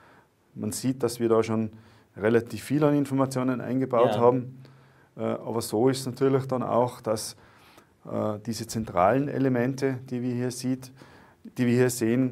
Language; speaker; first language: German; native; German